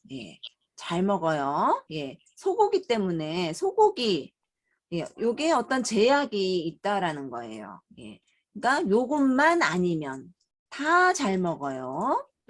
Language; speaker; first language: Korean; native; Korean